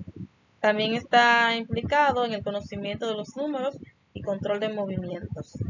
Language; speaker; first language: Spanish; native; Spanish